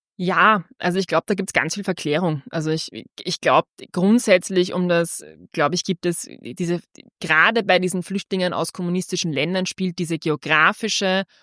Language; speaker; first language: German; native; German